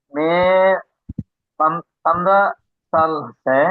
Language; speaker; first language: Hindi; non-native, learner; Bangla